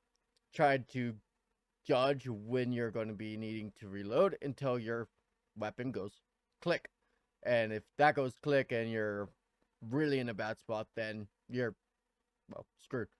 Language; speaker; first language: English; native; English